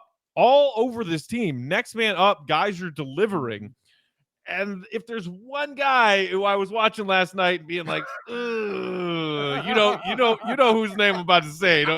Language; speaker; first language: English; native; English